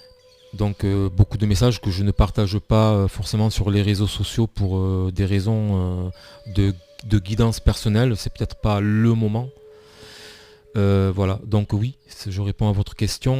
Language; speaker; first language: French; native; French